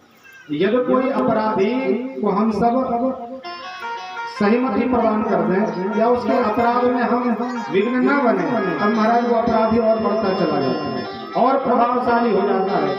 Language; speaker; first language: Hindi; native; Hindi